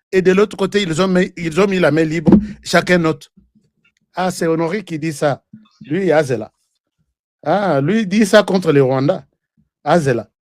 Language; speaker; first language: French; non-native, local second language; Lingala